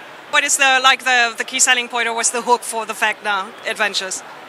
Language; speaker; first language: English; non-native, fluent; German